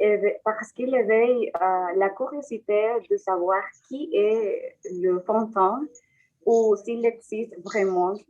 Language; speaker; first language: French; non-native, learner; Spanish